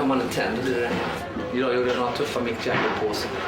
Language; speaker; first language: Swedish; native; Swedish